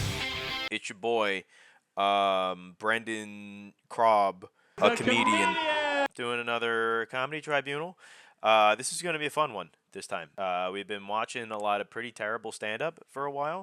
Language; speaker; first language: English; native; English